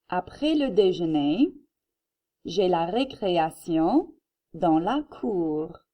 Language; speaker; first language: French; non-native, fluent; English